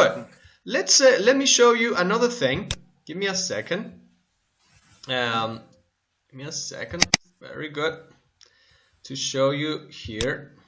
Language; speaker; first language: English; non-native, fluent; Spanish